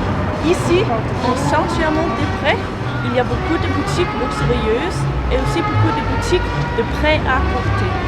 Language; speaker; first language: French; non-native, learner; Norwegian